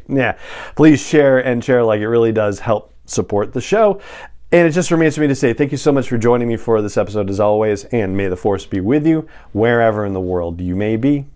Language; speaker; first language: English; native; English